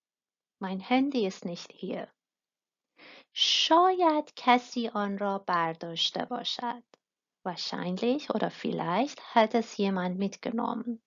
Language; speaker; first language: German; non-native, fluent; Persian